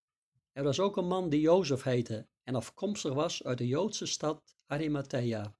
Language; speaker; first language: Dutch; native; Dutch